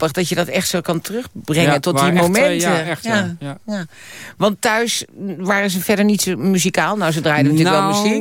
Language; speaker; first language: Dutch; native; Dutch